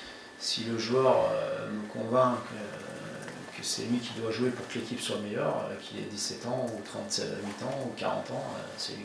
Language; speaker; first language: French; native; French